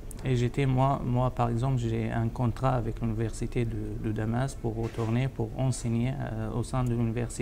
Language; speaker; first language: French; non-native, fluent; Arabic